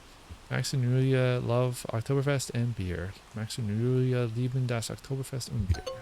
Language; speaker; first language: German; non-native, learner; English